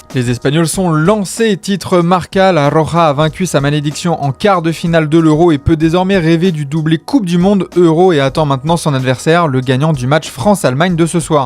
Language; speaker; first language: French; native; French